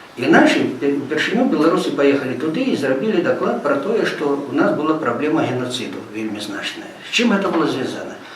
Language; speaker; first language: Belarusian; non-native, local second language; Russian